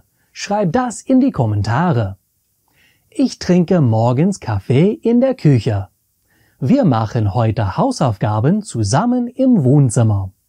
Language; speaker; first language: German; non-native, fluent; English